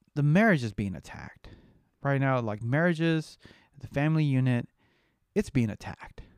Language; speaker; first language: English; native; English